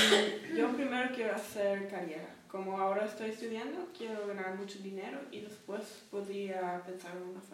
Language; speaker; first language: Spanish; non-native, learner; German